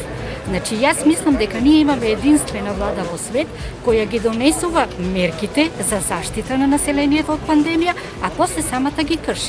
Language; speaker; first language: Macedonian; native; Macedonian